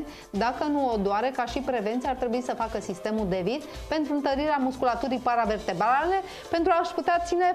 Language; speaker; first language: Romanian; native; Romanian